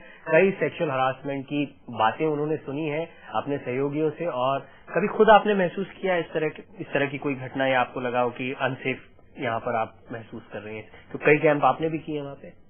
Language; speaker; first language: Hindi; native; Hindi